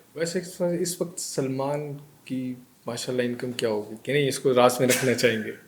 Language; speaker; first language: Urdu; non-native, local second language; Pashto